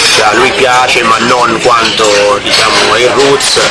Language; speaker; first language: Italian; native; Italian